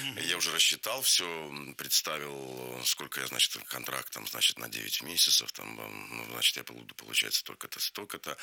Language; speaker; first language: Russian; native; Russian